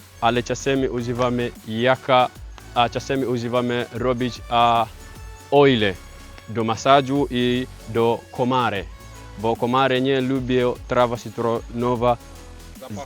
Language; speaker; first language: Polish; non-native, learner; Swahili